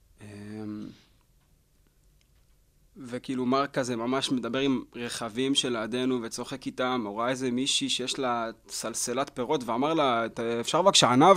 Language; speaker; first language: Hebrew; native; Hebrew